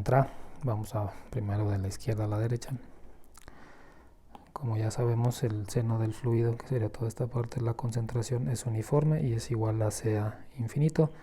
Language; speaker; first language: Spanish; native; Spanish